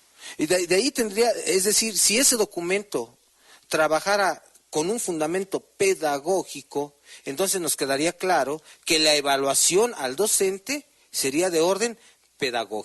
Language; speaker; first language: Spanish; native; Spanish